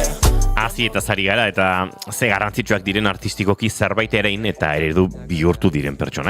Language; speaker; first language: Basque; native; Basque